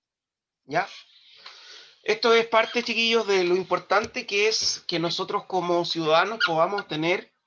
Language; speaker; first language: Spanish; native; Spanish